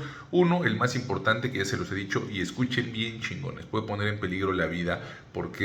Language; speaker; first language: Spanish; native; Spanish